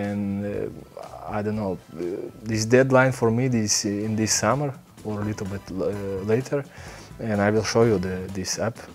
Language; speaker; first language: English; non-native, learner; Belarusian